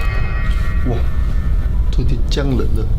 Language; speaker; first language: Chinese; native; Chinese